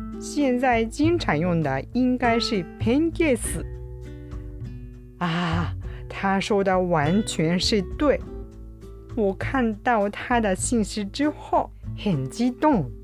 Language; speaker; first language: Chinese; non-native, fluent; Japanese